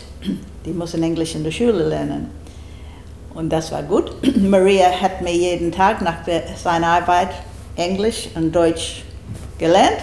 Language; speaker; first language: German; non-native, learner; English